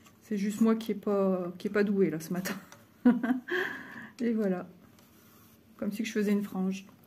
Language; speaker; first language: French; native; French